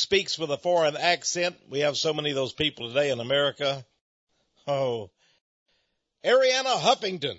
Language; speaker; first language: English; native; English